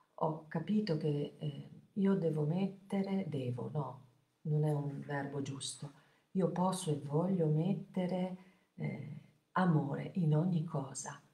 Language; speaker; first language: Italian; native; Italian